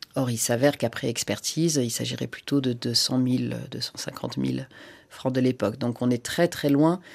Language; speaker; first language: French; non-native, local second language; Finnish